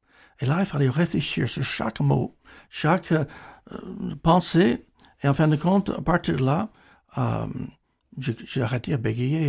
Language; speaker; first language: French; non-native, fluent; English